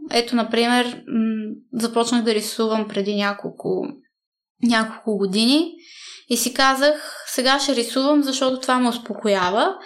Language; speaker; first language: Bulgarian; early bilingual, heritage; Bulgarian